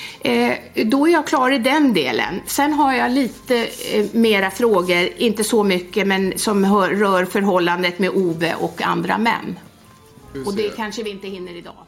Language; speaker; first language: Swedish; native; Swedish